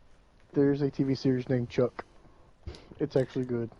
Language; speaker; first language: English; native; English